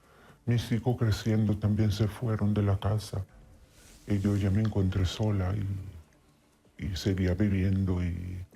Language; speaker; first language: Spanish; non-native, fluent; Italian